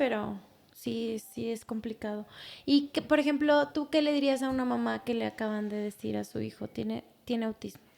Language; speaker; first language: Spanish; native; Spanish